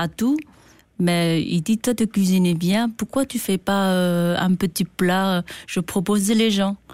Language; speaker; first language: French; non-native, learner; Chinese